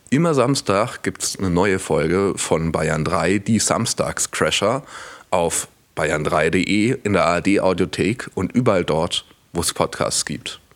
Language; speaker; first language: German; native; German